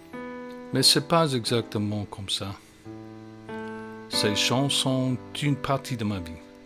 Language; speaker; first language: French; non-native, fluent; English